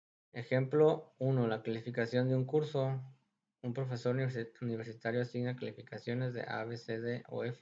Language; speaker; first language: Spanish; native; Spanish